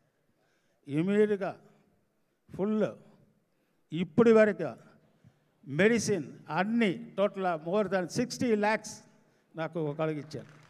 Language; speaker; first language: Telugu; non-native, learner; Tamil